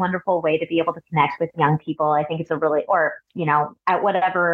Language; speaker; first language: English; native; English